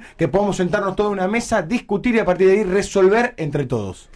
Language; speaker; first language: Spanish; native; Spanish